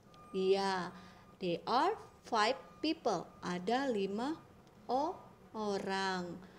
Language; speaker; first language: English; non-native, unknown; Indonesian